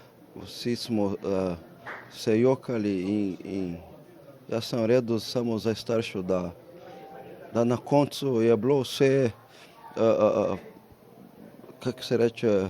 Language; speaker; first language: Slovenian; non-native, learner; Portuguese